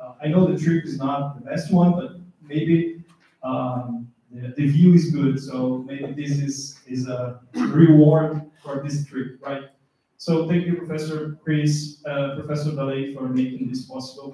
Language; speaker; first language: English; non-native, fluent; Portuguese